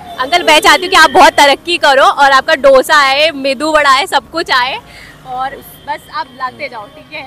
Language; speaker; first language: Hindi; native; Hindi